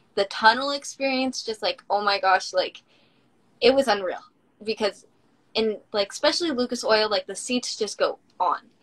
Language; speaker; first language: English; native; English